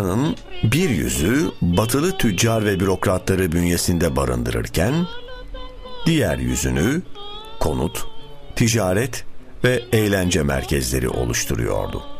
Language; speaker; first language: Turkish; native; Turkish